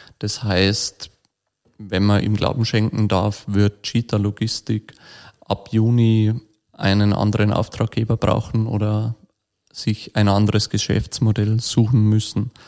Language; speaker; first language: German; native; German